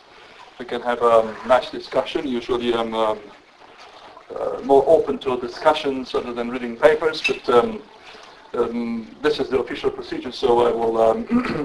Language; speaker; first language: English; non-native, fluent; Romanian